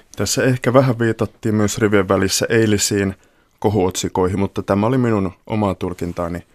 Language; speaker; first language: Finnish; native; Finnish